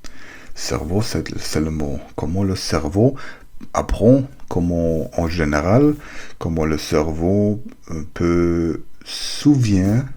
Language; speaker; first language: French; non-native, learner; German